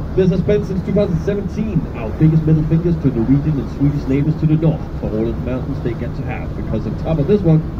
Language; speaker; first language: English; non-native, fluent; Danish